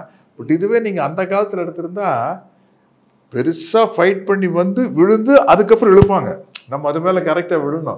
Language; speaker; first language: Tamil; native; Tamil